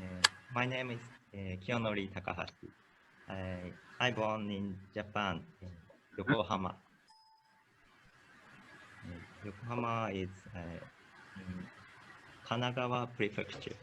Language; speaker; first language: English; non-native, learner; Japanese